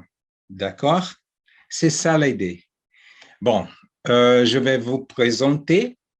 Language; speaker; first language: French; non-native, fluent; Portuguese